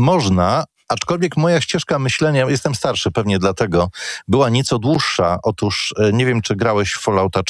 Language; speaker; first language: Polish; native; Polish